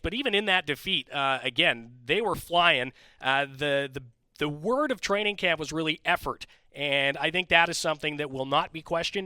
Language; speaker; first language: English; native; English